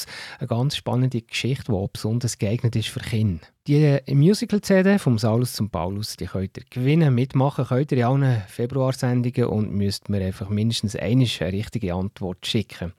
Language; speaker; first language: German; native; German